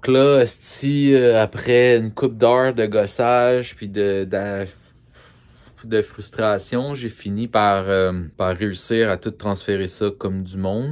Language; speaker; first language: French; native; French